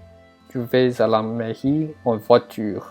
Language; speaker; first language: French; non-native, fluent; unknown